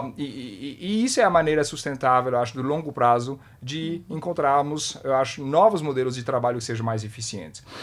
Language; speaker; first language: Portuguese; non-native, fluent; French